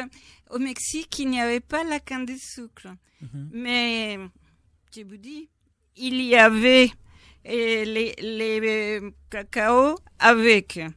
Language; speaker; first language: French; non-native, fluent; Spanish